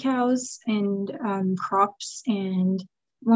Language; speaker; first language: English; early bilingual, other home language; Swiss German